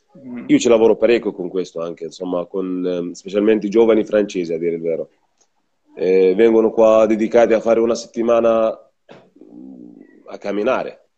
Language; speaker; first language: Italian; non-native, fluent; Arabic